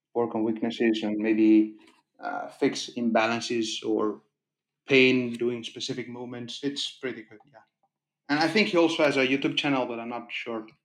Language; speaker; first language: English; non-native, fluent; Italian